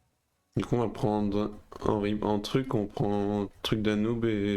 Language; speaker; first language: French; native; French